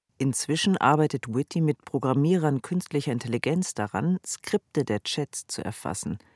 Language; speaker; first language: German; native; German